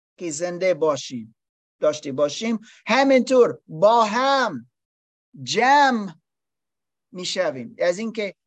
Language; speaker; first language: Persian; non-native, learner; English